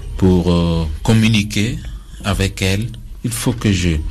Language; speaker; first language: French; non-native, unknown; Acoli